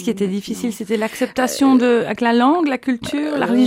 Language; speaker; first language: French; native; French